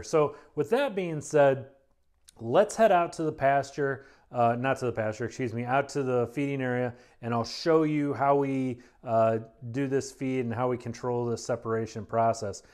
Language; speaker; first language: English; native; English